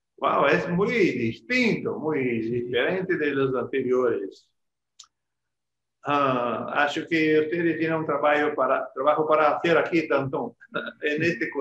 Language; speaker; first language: Portuguese; non-native, learner; Spanish